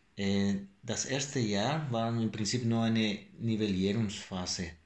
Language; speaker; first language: German; non-native, fluent; Spanish